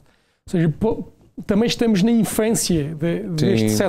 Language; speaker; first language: Portuguese; native; Portuguese